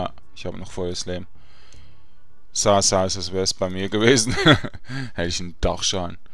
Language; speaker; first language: German; native; German